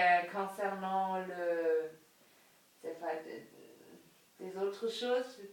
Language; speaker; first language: French; non-native, learner; German